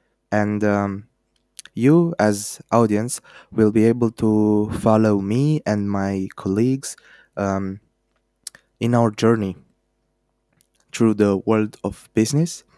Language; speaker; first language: English; non-native, fluent; Romanian